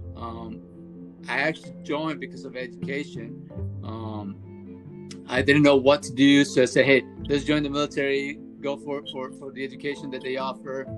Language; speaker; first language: English; early bilingual, other home language; Spanish